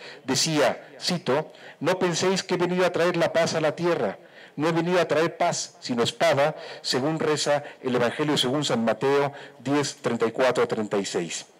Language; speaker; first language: Spanish; native; Spanish